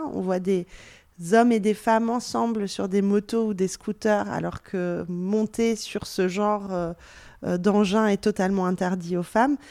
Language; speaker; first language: French; native; French